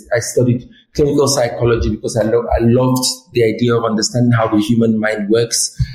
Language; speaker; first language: English; non-native, local second language; Yoruba